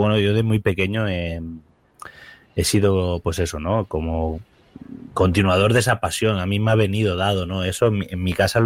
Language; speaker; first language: Spanish; native; Spanish